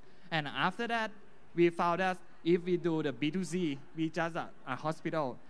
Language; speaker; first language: English; non-native, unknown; Thai